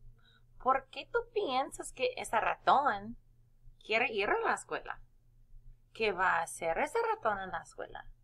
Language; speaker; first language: Spanish; non-native, fluent; English